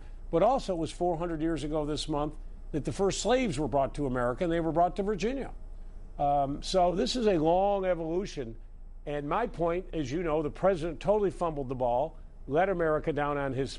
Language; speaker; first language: English; native; English